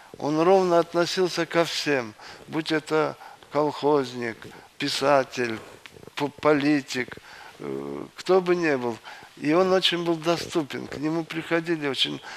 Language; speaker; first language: Russian; non-native, local second language; Kyrgyz